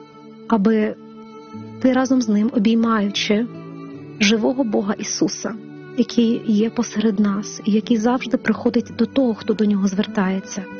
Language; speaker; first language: Ukrainian; native; Ukrainian